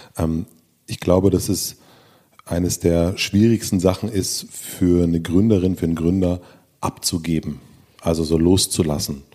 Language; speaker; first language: German; native; German